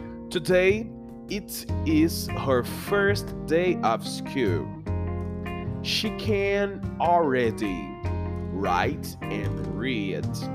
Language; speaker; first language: English; non-native, fluent; Portuguese